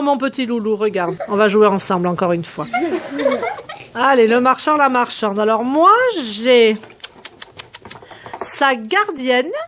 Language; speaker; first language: French; native; French